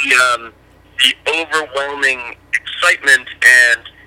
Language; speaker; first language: English; native; English